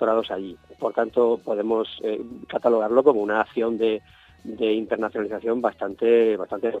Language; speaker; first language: Spanish; native; Spanish